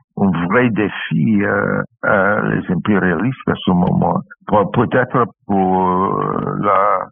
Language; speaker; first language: French; non-native, learner; English